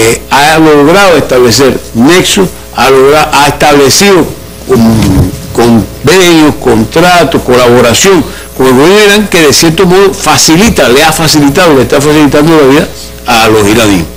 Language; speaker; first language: Spanish; native; Spanish